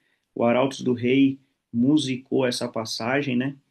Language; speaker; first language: Portuguese; native; Portuguese